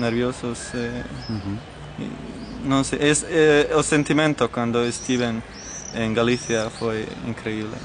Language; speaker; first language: Portuguese; non-native, learner; Croatian